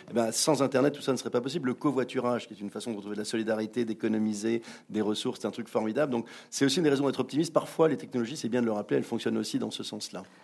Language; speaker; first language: French; native; French